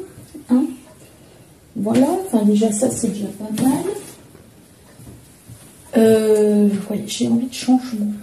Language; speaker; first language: French; native; French